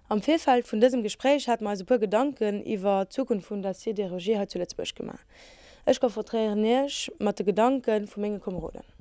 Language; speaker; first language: Luxembourgish; native; Luxembourgish